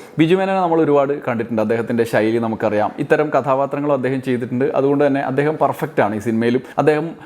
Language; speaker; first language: Malayalam; native; Malayalam